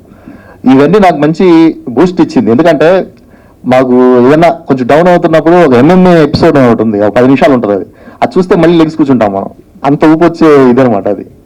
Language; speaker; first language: Telugu; native; Telugu